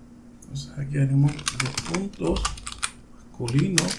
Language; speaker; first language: Spanish; native; Spanish